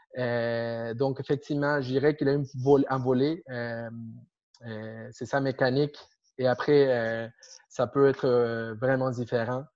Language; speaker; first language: French; non-native, fluent; Spanish